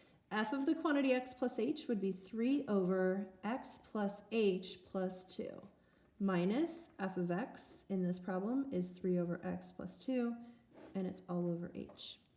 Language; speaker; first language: English; native; English